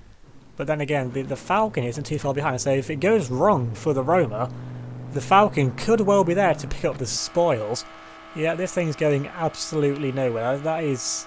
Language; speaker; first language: English; native; English